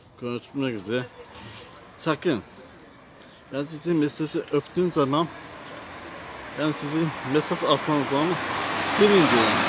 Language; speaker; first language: Turkish; non-native, learner; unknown